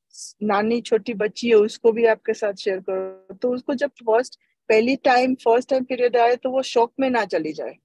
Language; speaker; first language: Hindi; early bilingual, heritage; Hindi